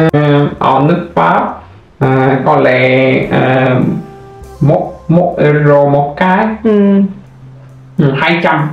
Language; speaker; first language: Vietnamese; non-native, learner; French